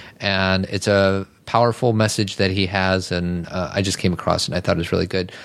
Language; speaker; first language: English; native; English